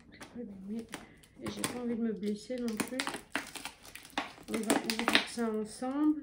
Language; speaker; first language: French; native; French